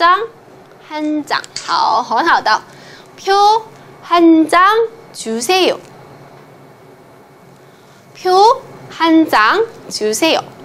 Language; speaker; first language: Korean; non-native, fluent; Chinese